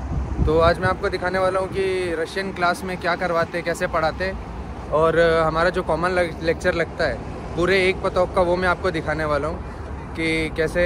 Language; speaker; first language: Hindi; native; Hindi